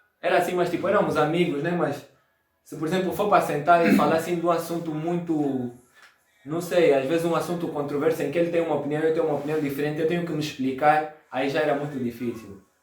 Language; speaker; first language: Portuguese; native; Portuguese